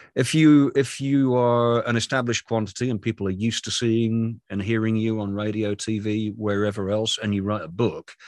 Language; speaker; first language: English; native; English